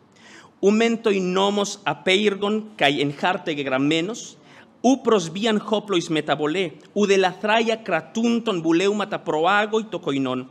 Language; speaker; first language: Greek; non-native, fluent; Spanish